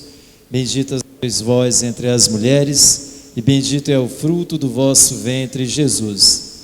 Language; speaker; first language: Portuguese; native; Portuguese